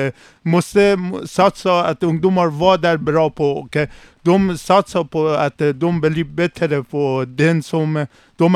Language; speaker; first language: Swedish; non-native, learner; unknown